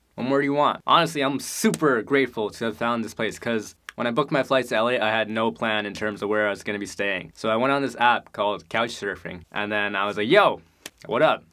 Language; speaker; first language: English; native; English